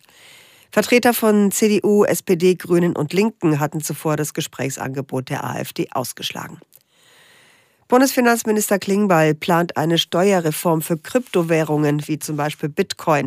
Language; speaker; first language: German; native; German